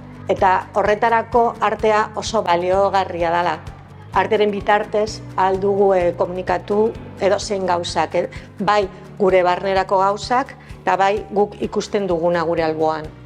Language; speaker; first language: Basque; non-native, local second language; Spanish